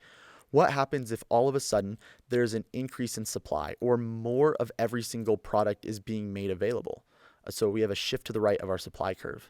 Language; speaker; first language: English; native; English